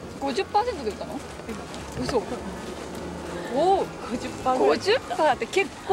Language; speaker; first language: Japanese; native; Japanese